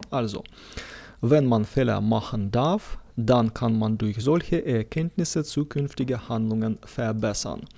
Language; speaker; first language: German; non-native, fluent; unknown